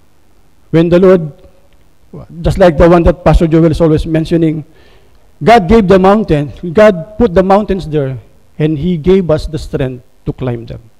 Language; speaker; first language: English; non-native, local second language; Filipino